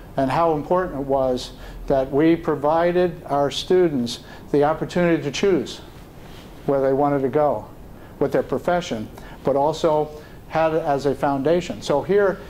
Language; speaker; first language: English; native; English